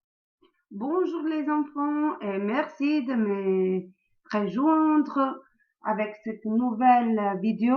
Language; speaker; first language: French; non-native, learner; Italian